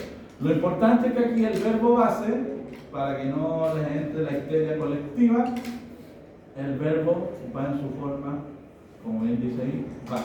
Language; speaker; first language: Spanish; native; Spanish